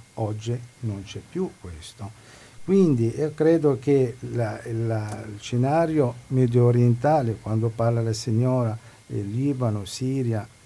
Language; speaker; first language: Italian; non-native, fluent; Arabic